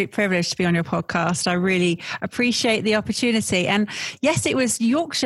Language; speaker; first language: English; native; English